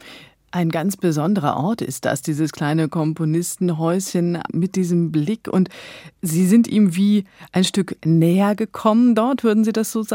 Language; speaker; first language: German; native; German